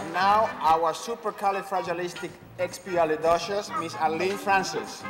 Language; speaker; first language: English; non-native, fluent; Spanish